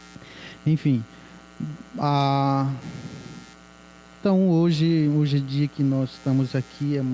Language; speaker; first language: Portuguese; non-native, local second language; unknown